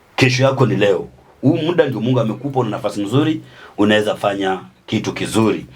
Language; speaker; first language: Swahili; native; Swahili